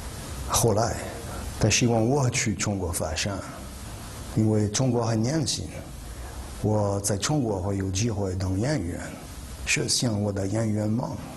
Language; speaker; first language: Chinese; non-native, fluent; French